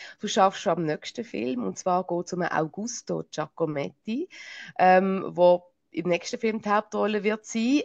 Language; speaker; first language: German; native; German